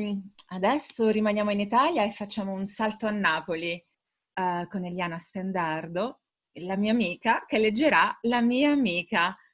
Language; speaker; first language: Italian; native; Italian